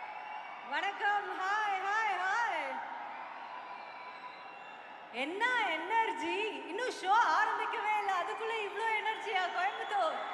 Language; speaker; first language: Tamil; native; Tamil